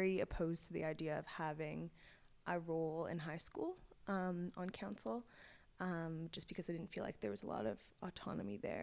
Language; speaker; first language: English; native; English